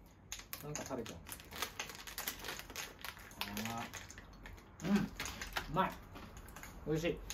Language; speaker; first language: Japanese; native; Japanese